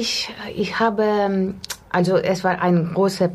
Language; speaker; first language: German; non-native, fluent; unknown